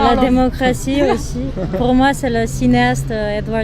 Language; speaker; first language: French; non-native, fluent; Macedonian